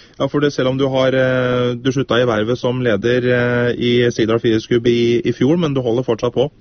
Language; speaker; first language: Norwegian; native; Norwegian